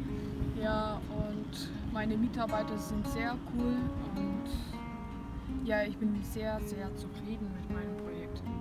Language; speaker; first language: German; non-native, learner; Russian